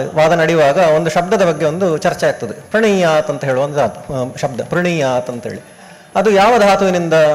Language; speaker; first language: Kannada; native; Kannada